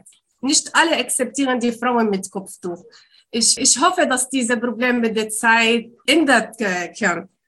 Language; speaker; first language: German; non-native, learner; Arabic